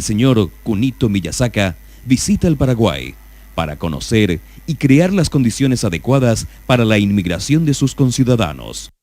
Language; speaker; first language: Spanish; native; Spanish